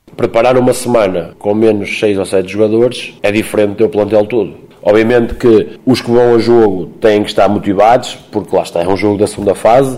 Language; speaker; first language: Portuguese; native; Portuguese